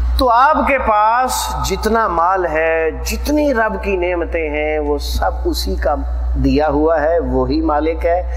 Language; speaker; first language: Urdu; non-native, local second language; Punjabi